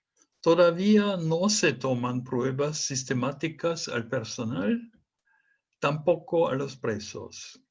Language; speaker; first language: Spanish; non-native, fluent; German